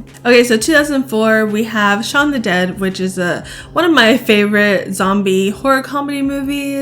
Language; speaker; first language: English; native; English